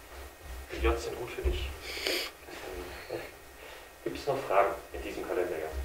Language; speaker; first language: German; native; German